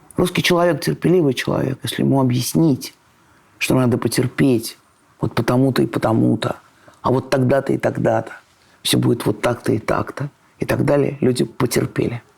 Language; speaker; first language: Russian; native; Russian